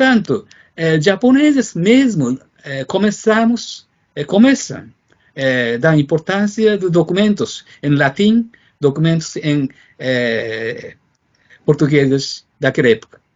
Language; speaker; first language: Portuguese; non-native, fluent; Japanese